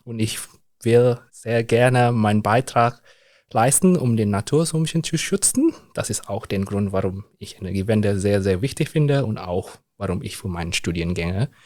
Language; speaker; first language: German; non-native, fluent; Indonesian